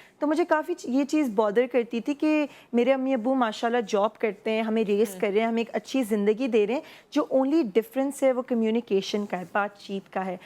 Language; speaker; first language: Urdu; non-native, local second language; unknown